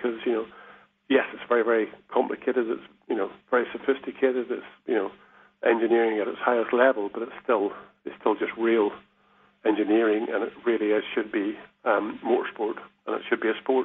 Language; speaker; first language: English; native; English